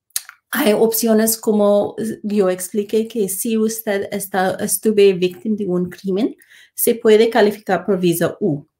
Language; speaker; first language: Spanish; non-native, learner; English